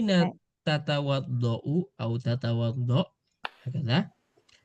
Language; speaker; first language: Arabic; non-native, fluent; Indonesian